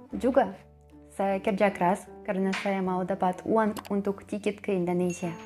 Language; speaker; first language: Indonesian; non-native, learner; Russian